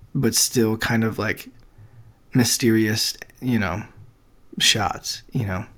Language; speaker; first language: English; early bilingual, other home language; Polish